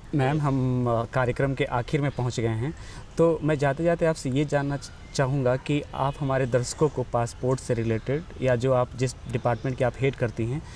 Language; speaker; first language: Hindi; native; Hindi